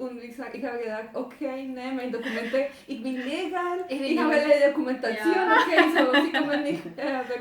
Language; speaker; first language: German; non-native, learner; Spanish